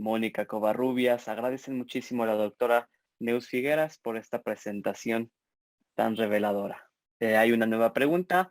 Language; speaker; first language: Spanish; native; Spanish